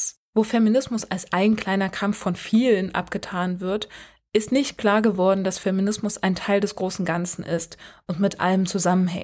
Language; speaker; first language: German; native; German